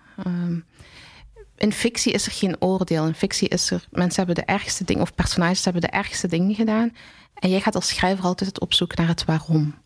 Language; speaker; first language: Dutch; early bilingual, other home language; Arabic